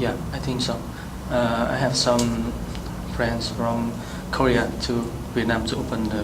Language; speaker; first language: English; non-native, learner; Vietnamese